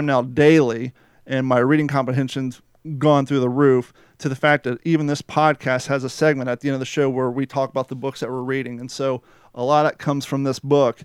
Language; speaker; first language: English; native; English